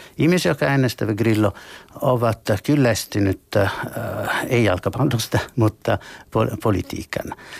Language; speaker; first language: Finnish; non-native, fluent; Italian